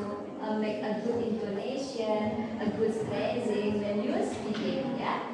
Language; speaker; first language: English; non-native, learner; Indonesian